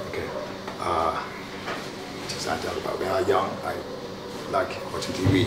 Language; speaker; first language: English; non-native, learner; Tibetan